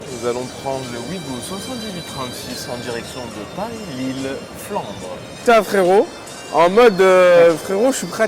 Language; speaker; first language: French; native; French